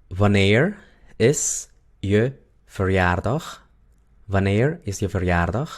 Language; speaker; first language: Dutch; non-native, fluent; Spanish